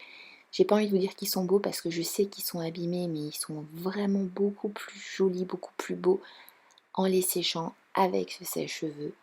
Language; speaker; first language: French; native; French